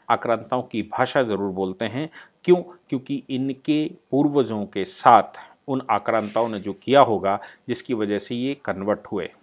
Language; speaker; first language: Hindi; native; Hindi